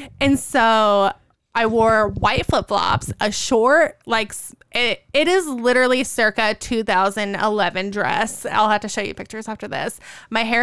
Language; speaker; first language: English; native; English